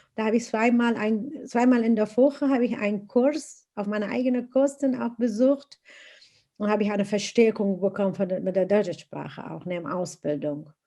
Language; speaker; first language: German; non-native, fluent; Arabic